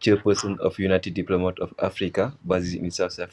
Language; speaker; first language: English; non-native, local second language; Wolof